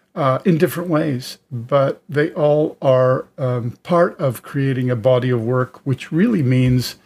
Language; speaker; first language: English; native; English